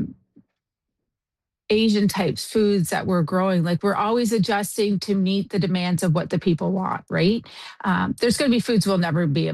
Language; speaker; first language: English; native; English